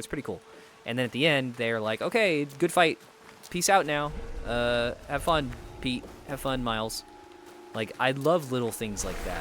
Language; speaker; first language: English; native; English